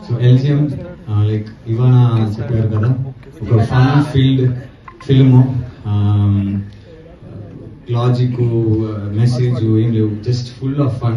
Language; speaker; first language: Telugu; non-native, learner; Tamil